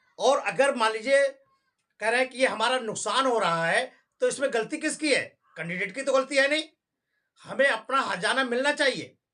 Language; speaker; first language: Hindi; native; Hindi